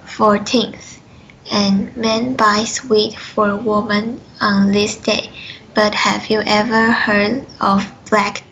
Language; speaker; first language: English; non-native, learner; Chinese